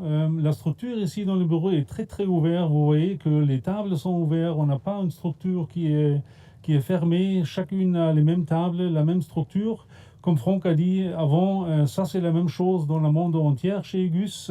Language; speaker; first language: French; non-native, fluent; German